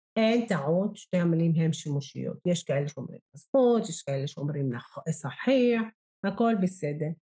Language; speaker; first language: Hebrew; non-native, local second language; Arabic